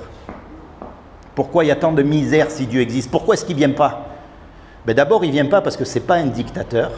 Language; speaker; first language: French; native; French